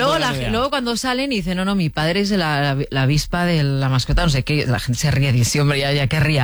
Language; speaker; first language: Spanish; native; Spanish